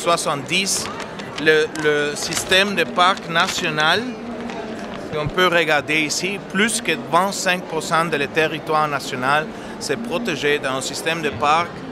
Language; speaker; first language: French; non-native, fluent; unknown